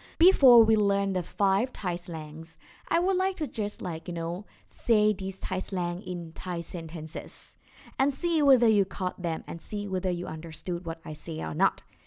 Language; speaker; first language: English; non-native, fluent; Thai